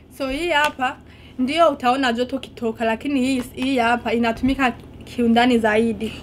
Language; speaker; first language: Swahili; non-native, local second language; Rundi